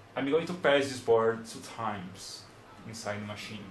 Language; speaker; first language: English; non-native, fluent; Portuguese